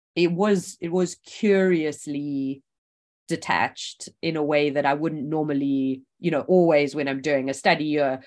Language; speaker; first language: English; native; English